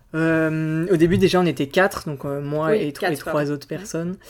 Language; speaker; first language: French; native; French